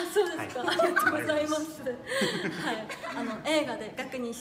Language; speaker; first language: Japanese; non-native, fluent; Korean